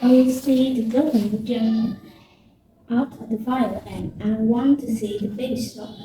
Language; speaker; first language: English; non-native, learner; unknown